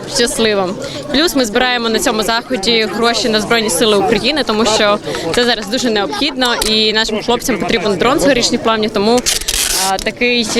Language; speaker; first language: Ukrainian; native; Ukrainian